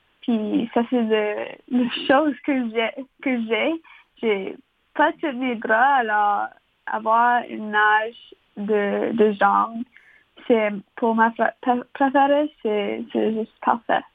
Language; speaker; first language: French; non-native, local second language; English